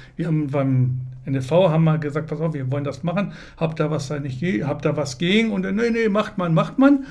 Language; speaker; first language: German; native; German